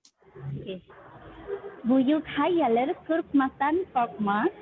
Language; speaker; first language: Turkish; non-native, learner; Indonesian